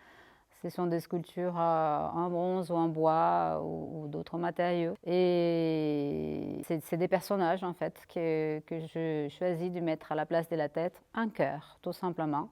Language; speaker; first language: French; non-native, fluent; Portuguese